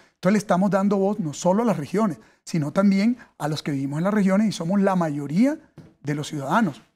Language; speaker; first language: Spanish; native; Spanish